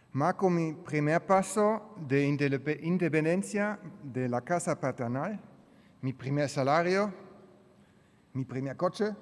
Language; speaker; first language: Spanish; early bilingual, other home language; German